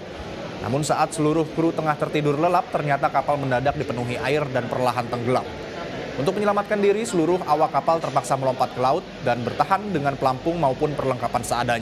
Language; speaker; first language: Indonesian; native; Indonesian